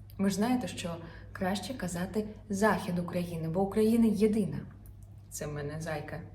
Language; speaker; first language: Ukrainian; non-native, local second language; Russian